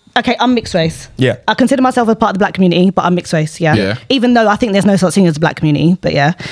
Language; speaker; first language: English; native; English